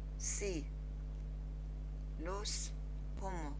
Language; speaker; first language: Spanish; non-native, learner; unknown